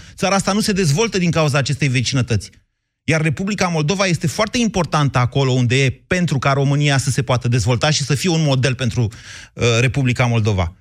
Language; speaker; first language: Romanian; native; Romanian